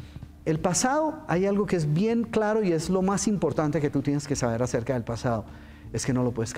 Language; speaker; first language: Spanish; native; Spanish